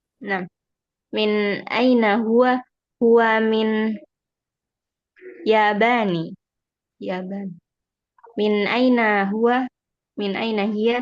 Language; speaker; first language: Arabic; non-native, learner; Indonesian